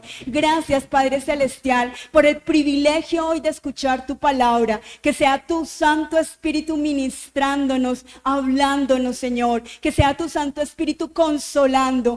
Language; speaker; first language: Spanish; native; Spanish